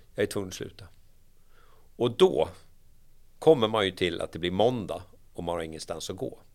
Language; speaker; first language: Swedish; native; Swedish